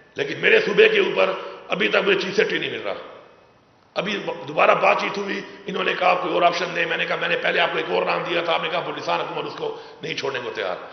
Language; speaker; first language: Urdu; non-native, local second language; Pashto